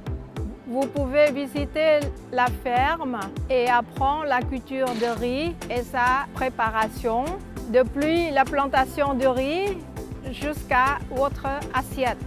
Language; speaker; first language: French; non-native, fluent; Thai